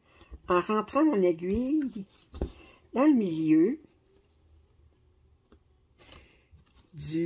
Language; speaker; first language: French; native; French